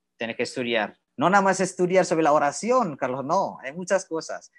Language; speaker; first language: Spanish; non-native, learner; Indonesian